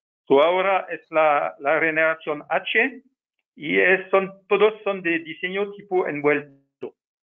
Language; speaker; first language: Spanish; non-native, fluent; French